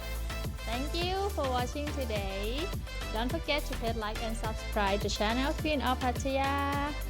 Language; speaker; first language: English; non-native, learner; Thai